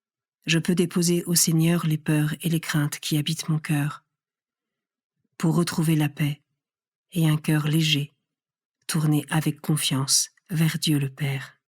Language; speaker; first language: French; native; French